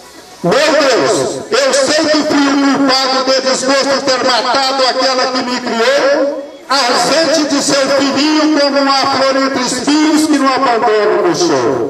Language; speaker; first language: Portuguese; native; Portuguese